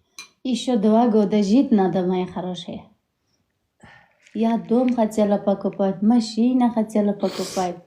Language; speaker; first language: Russian; non-native, learner; Uzbek